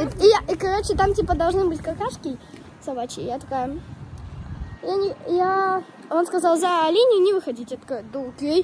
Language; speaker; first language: Russian; early bilingual, heritage; Russian